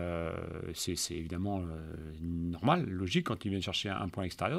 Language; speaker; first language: French; native; French